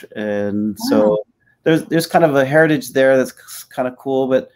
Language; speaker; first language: English; native; English